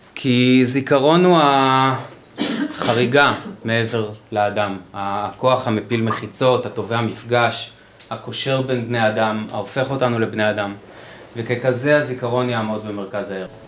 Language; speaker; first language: Hebrew; native; Hebrew